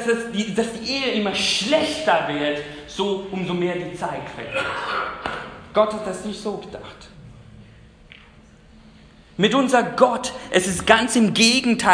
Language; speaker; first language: German; non-native, fluent; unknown